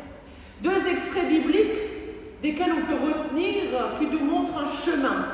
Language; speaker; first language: French; native; French